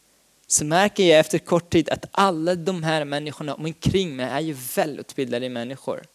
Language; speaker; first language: Swedish; non-native, fluent; Arabic